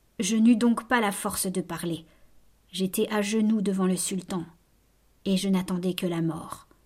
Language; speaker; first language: French; native; French